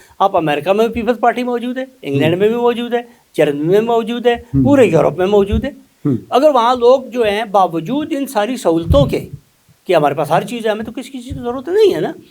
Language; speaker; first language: Urdu; non-native, local second language; Punjabi